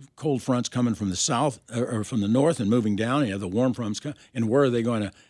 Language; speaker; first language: English; native; English